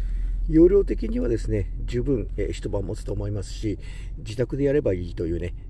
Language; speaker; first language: Japanese; native; Japanese